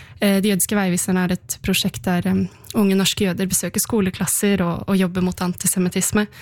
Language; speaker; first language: Norwegian; native; Norwegian